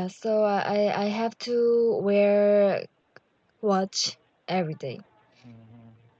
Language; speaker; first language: English; non-native, learner; Korean